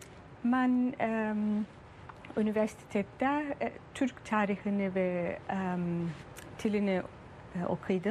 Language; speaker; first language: Turkish; early bilingual, heritage; Turkish